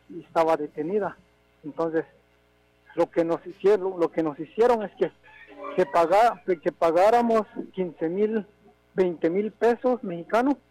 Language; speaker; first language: Spanish; non-native, local second language; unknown